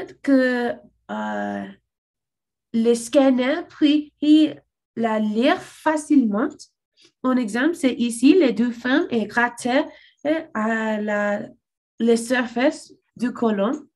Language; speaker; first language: French; non-native, learner; English